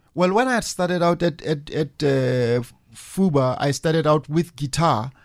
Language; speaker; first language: English; non-native, local second language; Northern Sotho